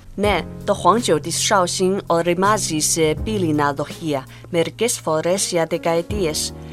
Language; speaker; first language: Greek; non-native, fluent; Chinese